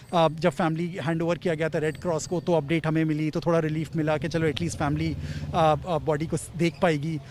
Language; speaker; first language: Hindi; native; Hindi